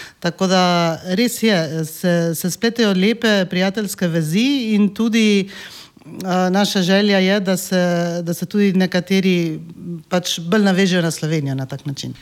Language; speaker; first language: Slovenian; native; Slovenian